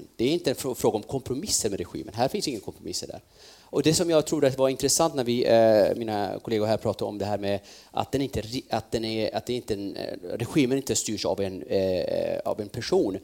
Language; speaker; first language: Swedish; non-native, fluent; Kurdish